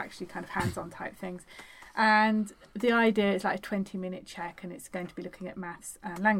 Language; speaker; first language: English; native; English